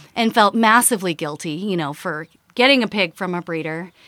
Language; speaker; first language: English; early bilingual, other home language; Dutch